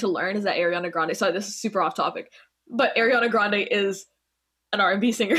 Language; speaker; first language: English; native; English